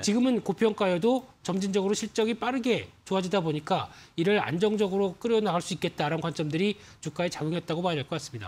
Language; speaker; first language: Korean; native; Korean